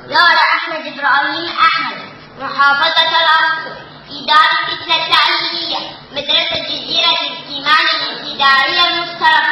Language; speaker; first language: Arabic; native; Arabic